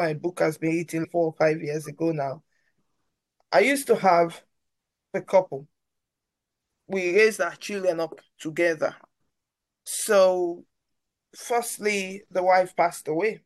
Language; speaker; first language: English; non-native, local second language; Krio